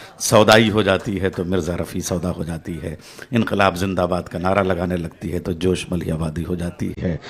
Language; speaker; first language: Urdu; native; Urdu